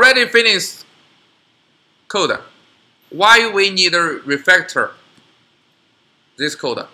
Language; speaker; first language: English; non-native, learner; Chinese